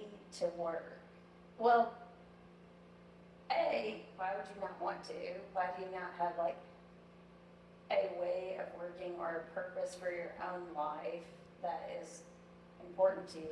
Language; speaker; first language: English; native; English